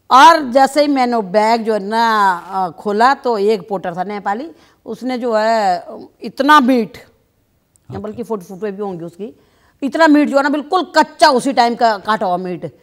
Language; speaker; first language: Hindi; native; Hindi